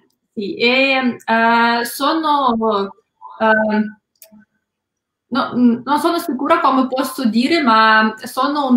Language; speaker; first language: Italian; non-native, learner; Russian